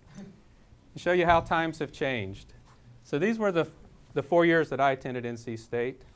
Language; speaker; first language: English; native; English